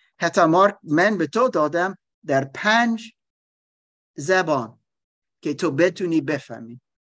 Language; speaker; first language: Persian; non-native, learner; German